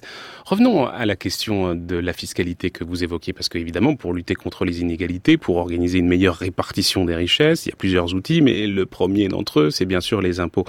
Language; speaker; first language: French; native; French